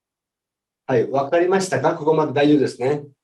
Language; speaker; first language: Japanese; non-native, fluent; Nepali